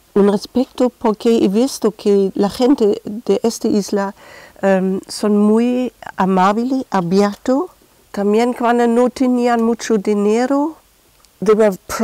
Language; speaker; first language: Spanish; non-native, fluent; German